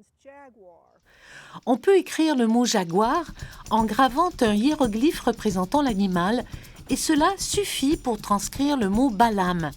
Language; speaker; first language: French; native; French